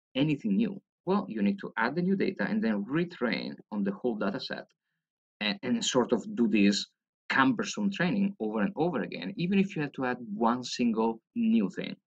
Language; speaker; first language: English; non-native, fluent; Italian